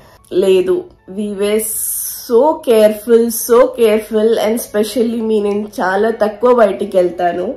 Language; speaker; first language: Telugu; native; Telugu